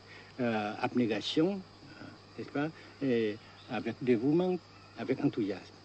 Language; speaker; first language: French; non-native, fluent; Vietnamese